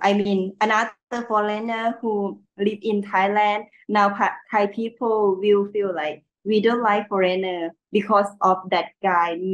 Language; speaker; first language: English; non-native, learner; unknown